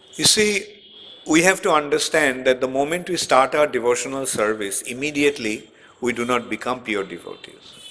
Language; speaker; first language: English; non-native, local second language; Bangla